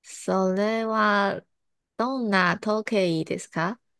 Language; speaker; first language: Japanese; non-native, learner; Chinese